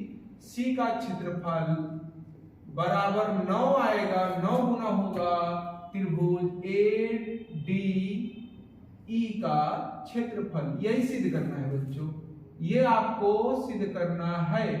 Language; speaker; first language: Hindi; native; Hindi